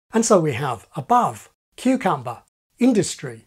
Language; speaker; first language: English; native; English